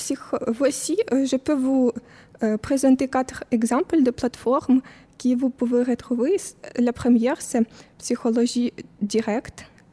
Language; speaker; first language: French; non-native, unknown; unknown